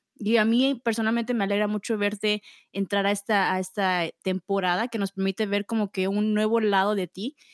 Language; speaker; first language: Spanish; early bilingual, heritage; Spanish